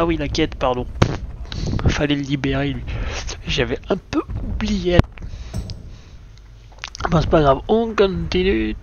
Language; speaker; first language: French; native; French